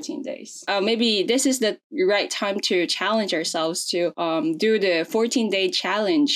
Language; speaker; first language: English; non-native, local second language; Filipino